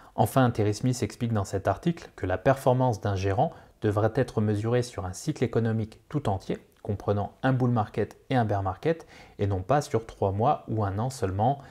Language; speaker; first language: French; native; French